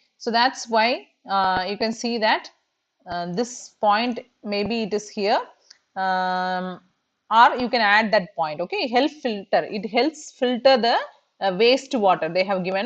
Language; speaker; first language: English; non-native, local second language; Tamil